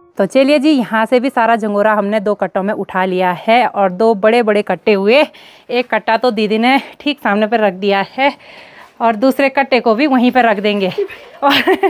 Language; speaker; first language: Hindi; native; Hindi